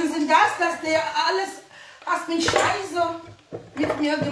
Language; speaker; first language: German; non-native, learner; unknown